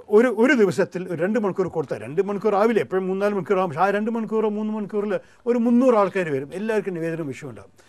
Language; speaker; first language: Malayalam; early bilingual, heritage; Malayalam